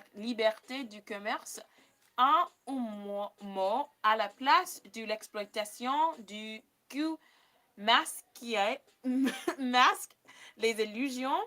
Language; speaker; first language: French; non-native, learner; English